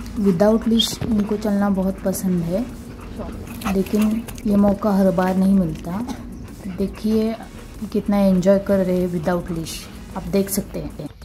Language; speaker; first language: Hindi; non-native, local second language; Marathi